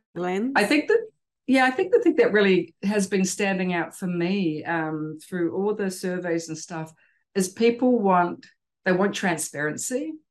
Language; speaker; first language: English; native; English